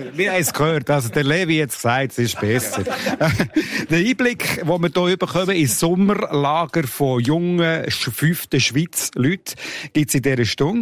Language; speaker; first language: German; native; German